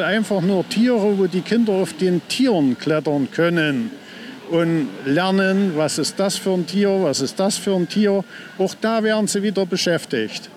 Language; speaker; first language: German; native; German